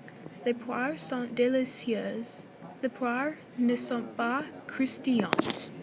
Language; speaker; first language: French; non-native, learner; English